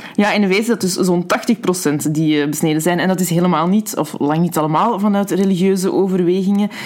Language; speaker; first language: Dutch; native; Dutch